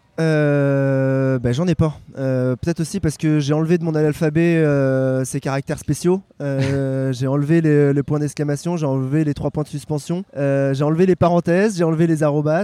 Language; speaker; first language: French; native; French